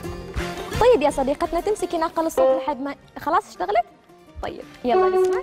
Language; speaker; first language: Arabic; native; Arabic